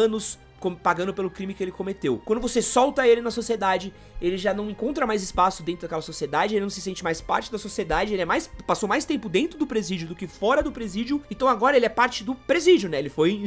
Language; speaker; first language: Portuguese; native; Portuguese